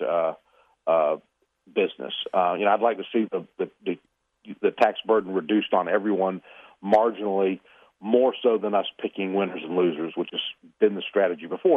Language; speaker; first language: English; native; English